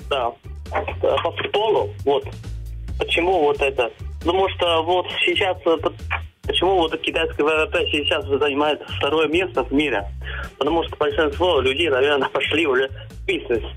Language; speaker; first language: Russian; non-native, fluent; Chinese